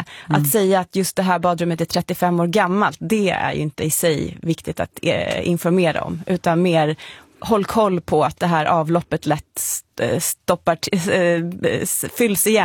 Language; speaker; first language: Swedish; native; Swedish